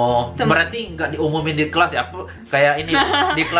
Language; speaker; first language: Indonesian; native; Indonesian